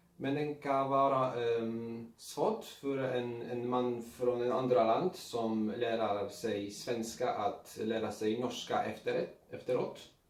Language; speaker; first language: Swedish; non-native, learner; Polish